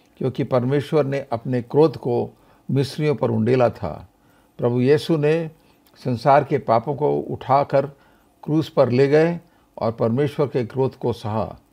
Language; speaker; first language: Hindi; native; Hindi